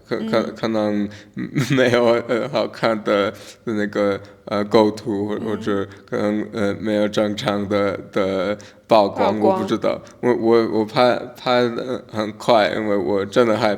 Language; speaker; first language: Chinese; non-native, learner; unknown